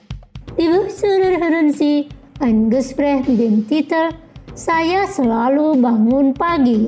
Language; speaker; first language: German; non-native, fluent; Indonesian